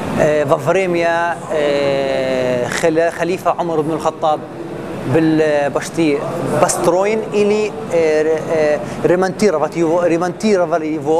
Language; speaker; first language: Russian; non-native, learner; Arabic